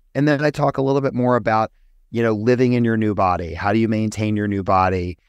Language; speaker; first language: English; native; English